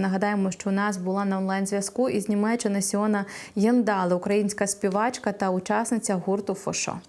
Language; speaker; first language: Ukrainian; native; Ukrainian